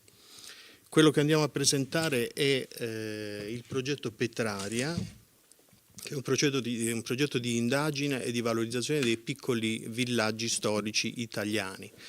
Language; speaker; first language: Italian; native; Italian